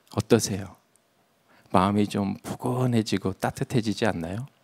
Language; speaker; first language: Korean; native; Korean